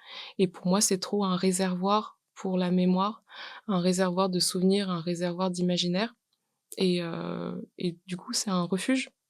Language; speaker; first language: French; early bilingual, other home language; Vietnamese